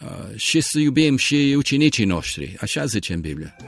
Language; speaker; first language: Romanian; early bilingual, heritage; Romanian